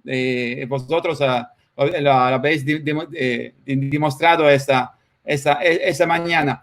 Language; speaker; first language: Spanish; non-native, fluent; Italian